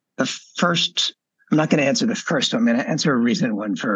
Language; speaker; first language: English; native; English